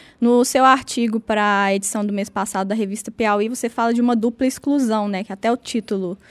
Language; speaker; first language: Portuguese; native; Portuguese